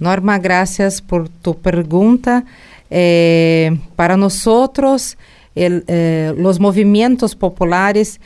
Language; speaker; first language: Spanish; non-native, learner; Portuguese